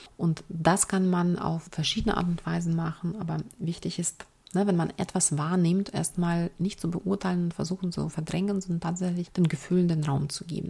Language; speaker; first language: German; non-native, fluent; Ukrainian